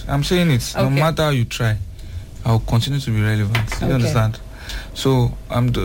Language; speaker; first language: English; non-native, local second language; Yoruba